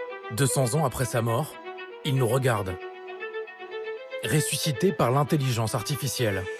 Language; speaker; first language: French; native; French